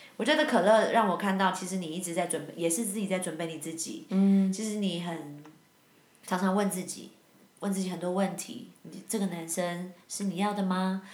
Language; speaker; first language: Chinese; native; Chinese